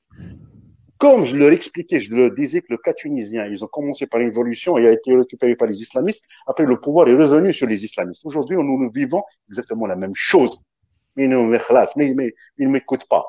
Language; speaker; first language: French; non-native, local second language; Kabyle